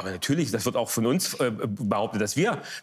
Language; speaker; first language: German; native; German